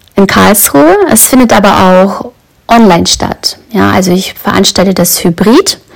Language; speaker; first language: German; native; German